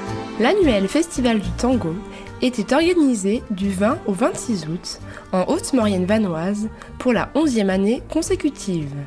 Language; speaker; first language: French; native; French